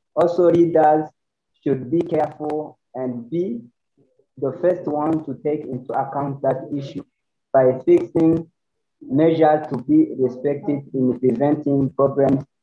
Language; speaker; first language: English; non-native, learner; Rundi